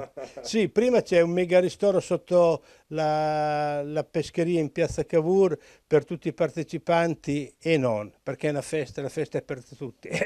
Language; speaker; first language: Italian; native; Italian